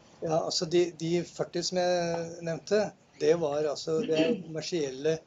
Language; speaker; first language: Norwegian; native; Norwegian